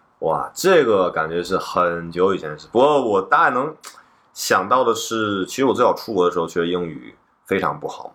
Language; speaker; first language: Chinese; native; Chinese